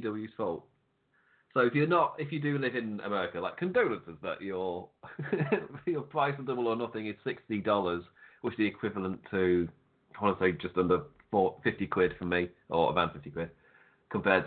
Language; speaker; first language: English; native; English